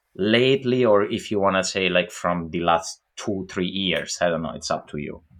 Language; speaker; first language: English; non-native, fluent; Italian